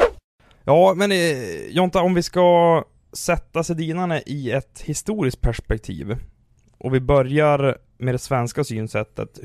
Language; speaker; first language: Swedish; native; Swedish